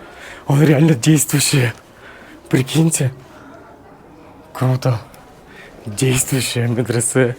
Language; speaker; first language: Russian; native; Russian